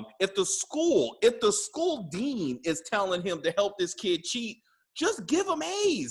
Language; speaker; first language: English; native; English